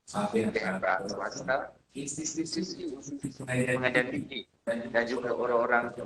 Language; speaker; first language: Malay; native; Malay